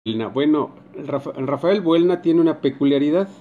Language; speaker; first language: Spanish; native; Spanish